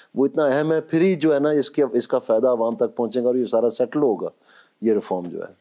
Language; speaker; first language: Urdu; non-native, local second language; Punjabi